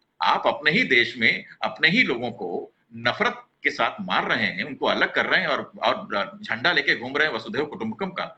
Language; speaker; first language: Hindi; native; Hindi